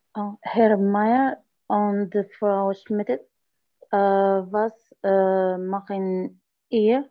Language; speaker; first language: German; non-native, learner; Arabic